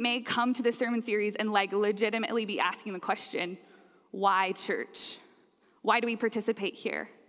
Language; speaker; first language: English; native; English